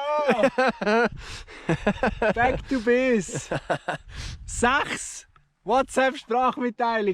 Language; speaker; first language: German; native; German